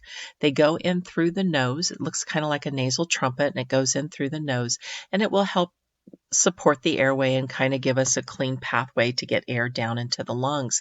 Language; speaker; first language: English; native; English